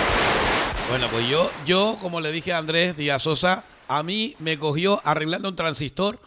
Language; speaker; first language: Spanish; native; Spanish